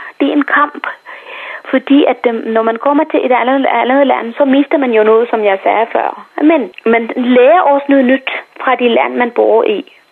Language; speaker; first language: Danish; non-native, fluent; Tamil